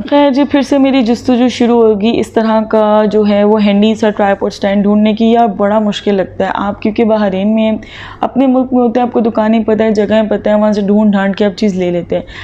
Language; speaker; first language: Urdu; native; Urdu